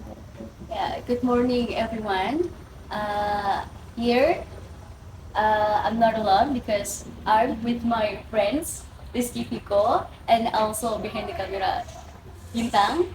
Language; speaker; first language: English; non-native, learner; Indonesian